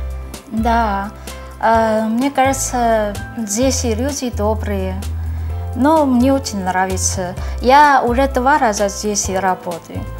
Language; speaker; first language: Russian; non-native, fluent; Chinese